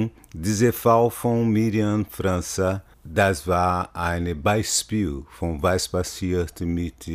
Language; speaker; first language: German; non-native, fluent; Portuguese